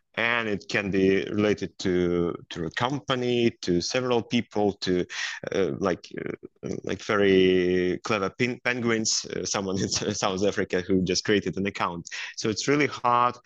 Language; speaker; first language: English; non-native, fluent; Russian